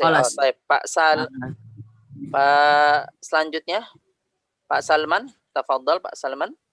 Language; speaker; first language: Indonesian; native; Indonesian